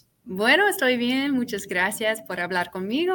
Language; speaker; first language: Spanish; non-native, fluent; English